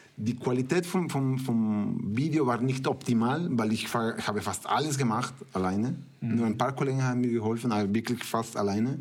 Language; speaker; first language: German; non-native, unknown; Spanish